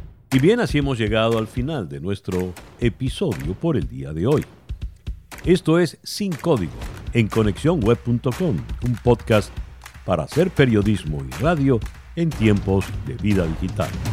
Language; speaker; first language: Spanish; native; Spanish